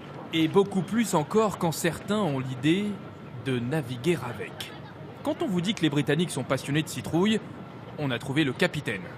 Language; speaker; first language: French; native; French